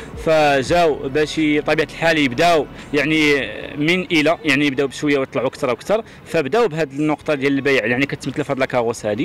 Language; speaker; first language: Arabic; native; Arabic